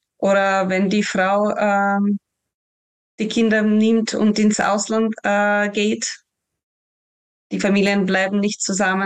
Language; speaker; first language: German; non-native, fluent; Ukrainian